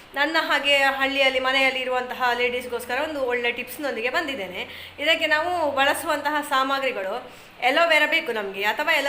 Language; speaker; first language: Kannada; non-native, local second language; Tulu